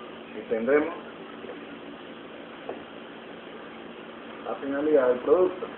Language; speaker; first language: Spanish; native; Spanish